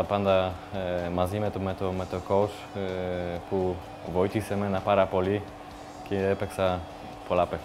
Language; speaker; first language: Greek; non-native, learner; Polish